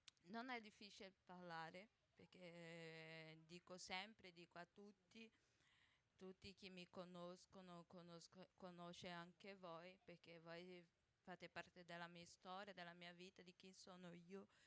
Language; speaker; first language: Italian; non-native, learner; Portuguese